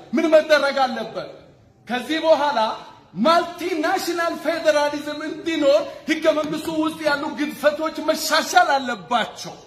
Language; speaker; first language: Amharic; non-native, local second language; Wolaytta